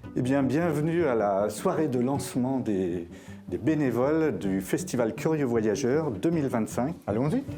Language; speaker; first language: French; native; French